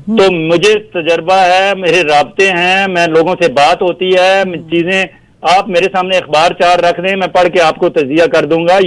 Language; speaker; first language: Urdu; non-native, local second language; Punjabi